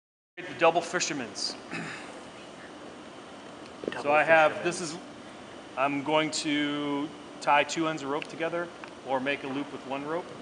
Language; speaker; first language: English; native; English